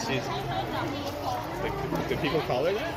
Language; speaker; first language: English; native; English